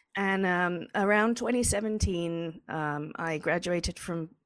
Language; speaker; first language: English; native; English